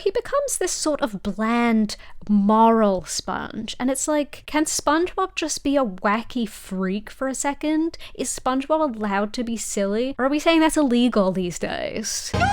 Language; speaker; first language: English; native; English